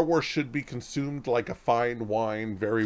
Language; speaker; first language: English; native; English